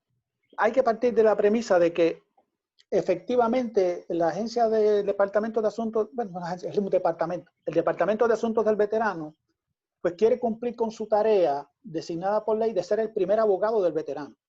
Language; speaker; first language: Spanish; native; Spanish